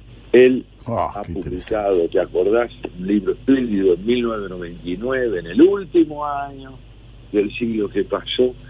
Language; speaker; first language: Spanish; native; Spanish